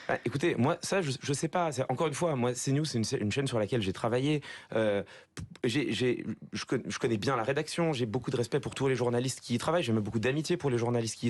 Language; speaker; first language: French; native; French